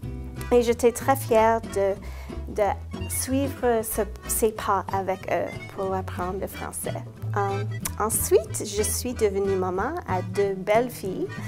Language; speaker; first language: French; non-native, local second language; English